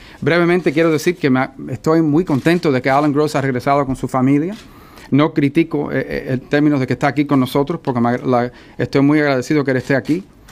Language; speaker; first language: Spanish; early bilingual, heritage; Spanish